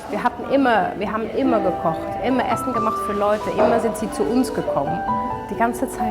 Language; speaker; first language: German; non-native, fluent; Dutch